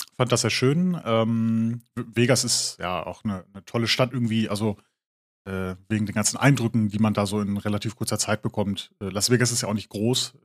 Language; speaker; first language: German; native; German